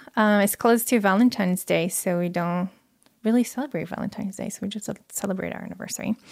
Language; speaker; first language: English; non-native, fluent; Portuguese